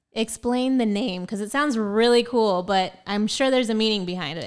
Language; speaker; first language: English; early bilingual, other home language; Spanish